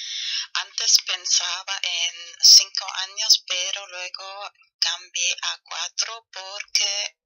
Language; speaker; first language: Spanish; non-native, fluent; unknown